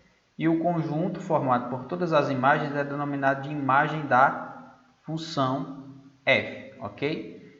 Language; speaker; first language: Portuguese; native; Portuguese